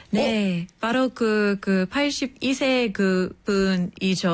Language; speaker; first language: Korean; non-native, fluent; English